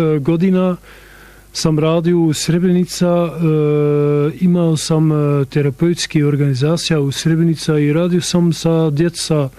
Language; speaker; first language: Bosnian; non-native, learner; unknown